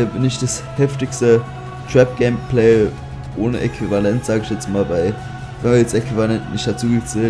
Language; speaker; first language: German; native; German